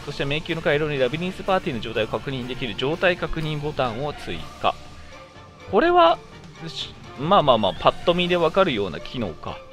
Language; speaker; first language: Japanese; native; Japanese